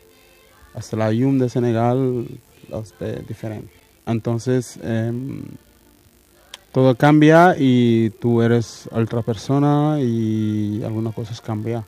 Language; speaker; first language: Catalan; early bilingual, other home language; Wolof